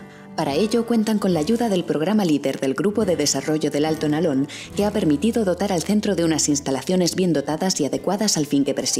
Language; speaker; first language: Spanish; native; Spanish